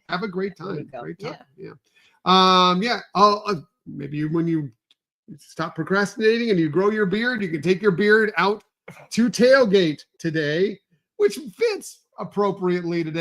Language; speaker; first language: English; native; English